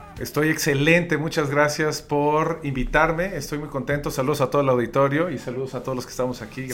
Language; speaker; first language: Spanish; native; Spanish